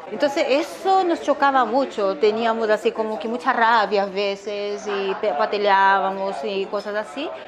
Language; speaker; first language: Spanish; non-native, fluent; Korean